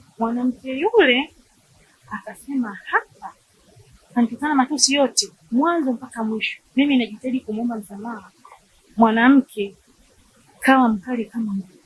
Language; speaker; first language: Swahili; native; Swahili